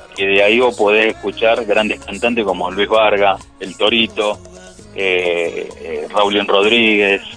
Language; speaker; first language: Spanish; native; Spanish